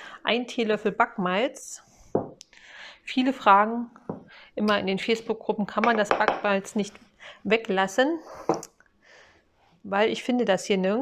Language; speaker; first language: German; native; German